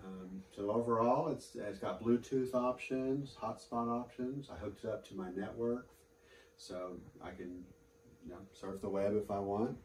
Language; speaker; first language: English; native; English